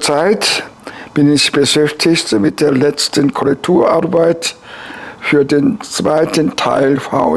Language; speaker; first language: German; non-native, fluent; Korean